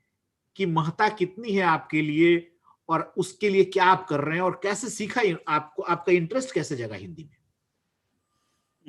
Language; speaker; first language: Hindi; native; Hindi